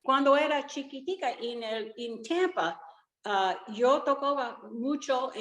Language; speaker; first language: Spanish; early bilingual, other home language; Italian